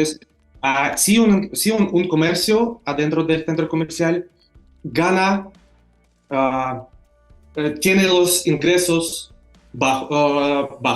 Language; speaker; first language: Spanish; non-native, fluent; Russian